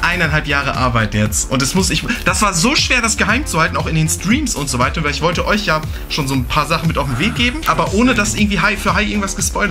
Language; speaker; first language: German; native; German